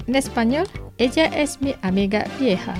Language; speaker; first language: Spanish; non-native, fluent; Indonesian